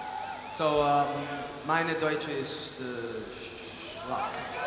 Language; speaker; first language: German; non-native, learner; English